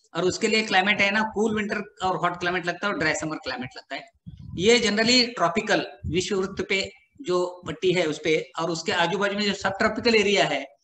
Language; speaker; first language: Hindi; non-native, local second language; Marathi